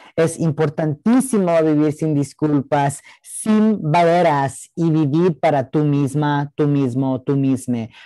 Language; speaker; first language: Spanish; early bilingual, heritage; Spanish